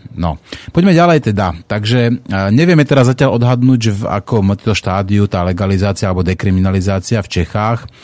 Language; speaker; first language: Slovak; native; Slovak